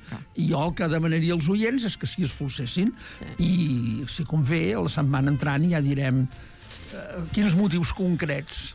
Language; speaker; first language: Catalan; native; Catalan